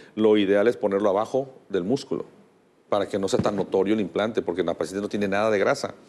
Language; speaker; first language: Spanish; native; Spanish